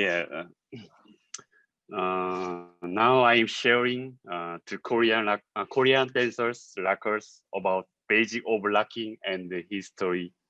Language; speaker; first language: English; non-native, learner; Korean